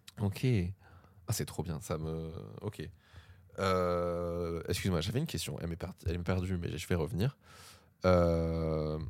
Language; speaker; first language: French; native; French